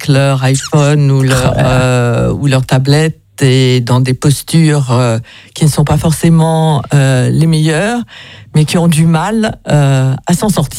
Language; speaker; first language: French; native; French